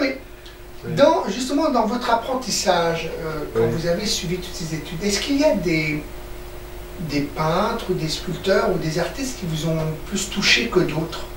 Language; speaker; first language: French; native; French